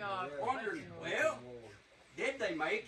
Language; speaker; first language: English; native; English